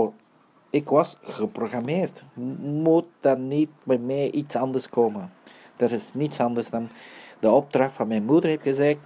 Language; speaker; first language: Dutch; early bilingual, other home language; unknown